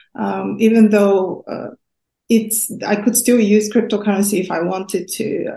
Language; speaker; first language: English; non-native, fluent; Portuguese